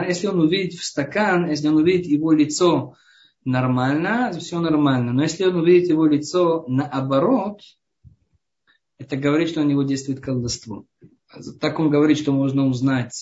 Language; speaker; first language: Russian; early bilingual, heritage; Hebrew